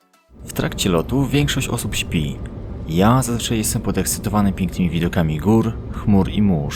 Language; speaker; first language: Polish; native; Polish